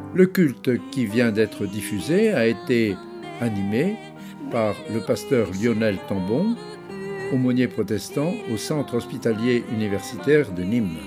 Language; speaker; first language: French; native; French